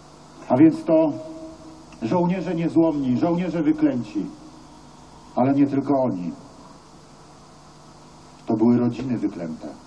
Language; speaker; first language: Polish; native; Polish